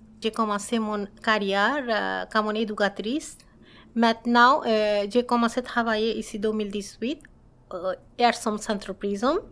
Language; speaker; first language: French; non-native, learner; Bangla